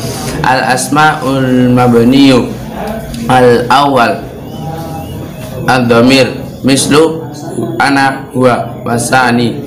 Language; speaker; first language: Arabic; non-native, learner; Indonesian